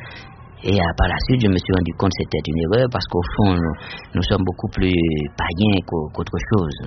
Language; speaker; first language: French; non-native, local second language; Haitian Creole